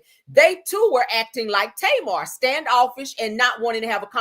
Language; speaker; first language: English; native; English